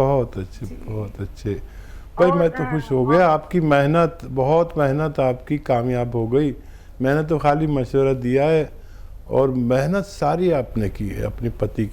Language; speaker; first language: Hindi; native; Hindi